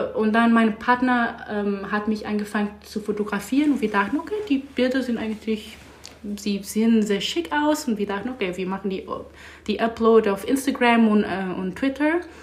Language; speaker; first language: German; non-native, learner; English